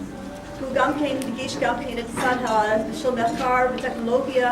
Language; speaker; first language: Hebrew; non-native, fluent; English